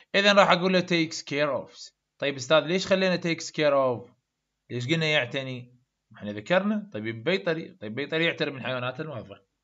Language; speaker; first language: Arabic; native; Arabic